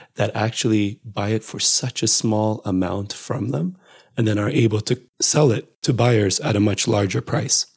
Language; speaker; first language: English; non-native, fluent; Amharic